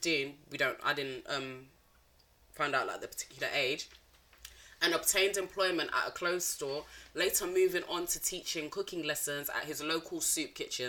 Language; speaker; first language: English; non-native, local second language; French